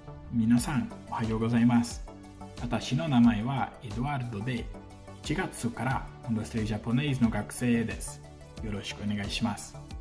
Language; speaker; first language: Japanese; non-native, learner; Portuguese